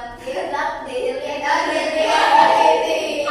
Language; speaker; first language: English; non-native, learner; Indonesian